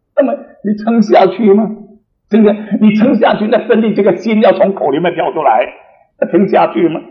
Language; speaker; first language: Chinese; native; Chinese